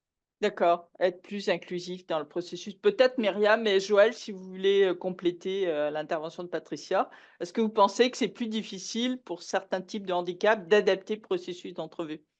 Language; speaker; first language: French; native; French